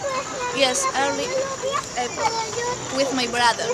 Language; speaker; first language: English; non-native, learner; Spanish